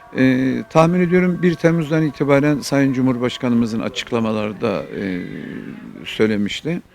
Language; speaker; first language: Turkish; native; Turkish